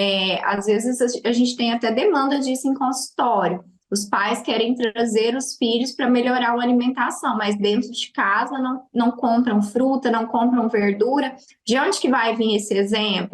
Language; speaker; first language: Portuguese; native; Portuguese